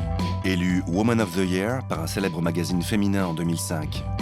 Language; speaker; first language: French; native; French